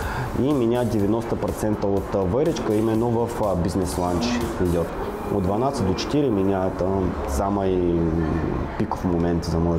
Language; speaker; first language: Russian; non-native, learner; Bulgarian